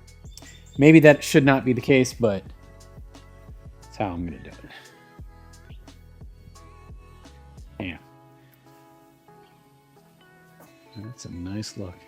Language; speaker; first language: English; native; English